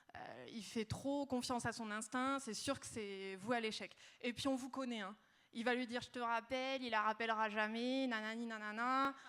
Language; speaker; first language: French; native; French